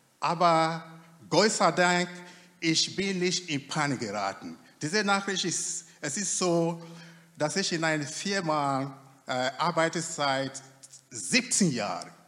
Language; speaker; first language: German; non-native, fluent; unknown